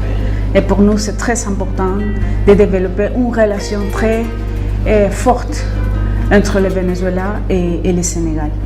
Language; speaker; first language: French; non-native, fluent; Spanish